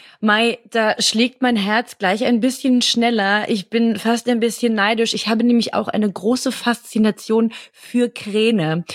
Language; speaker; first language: German; native; German